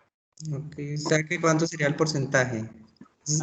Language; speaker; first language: Spanish; native; Spanish